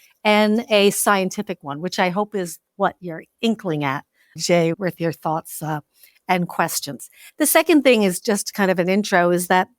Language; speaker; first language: English; native; English